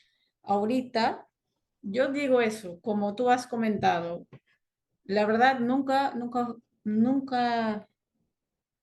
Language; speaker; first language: Spanish; non-native, fluent; English